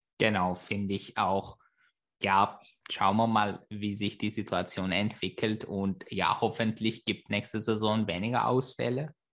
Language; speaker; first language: German; non-native, fluent; Persian